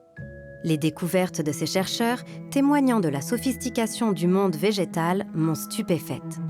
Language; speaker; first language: French; native; French